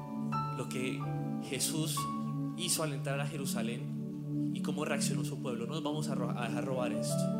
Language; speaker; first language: Spanish; native; Spanish